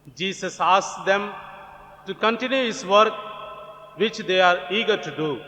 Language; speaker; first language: English; non-native, local second language; Gujarati